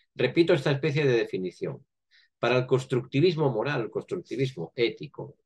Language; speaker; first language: Spanish; native; Spanish